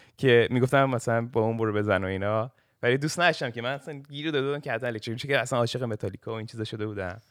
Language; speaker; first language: Persian; early bilingual, heritage; Persian